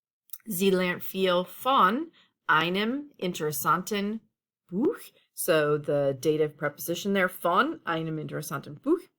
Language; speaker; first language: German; non-native, fluent; English